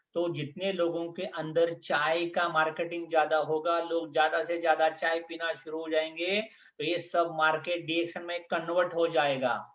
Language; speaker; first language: Hindi; non-native, local second language; Marathi